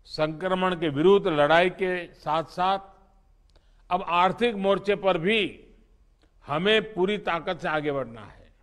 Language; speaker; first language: Hindi; non-native, local second language; Gujarati